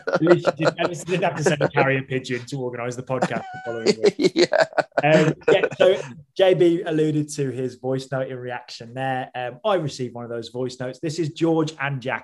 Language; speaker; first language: English; native; English